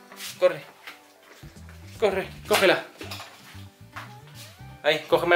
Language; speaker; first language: Spanish; native; Spanish